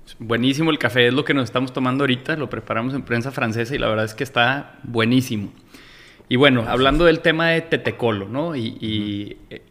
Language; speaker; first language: Spanish; native; Spanish